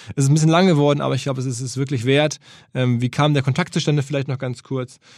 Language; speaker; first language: German; native; German